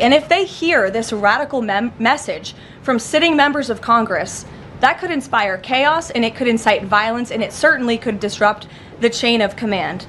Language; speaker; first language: English; native; English